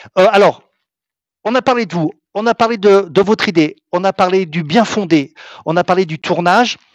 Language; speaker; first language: French; native; French